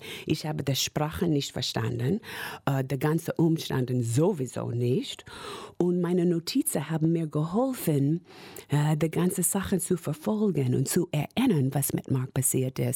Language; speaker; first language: German; non-native, fluent; English